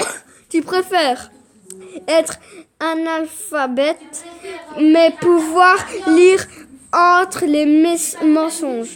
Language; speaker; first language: French; native; French